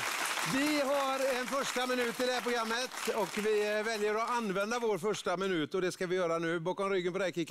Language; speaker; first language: Swedish; native; Swedish